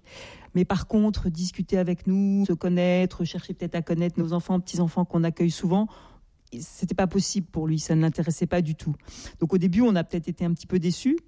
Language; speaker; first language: French; native; French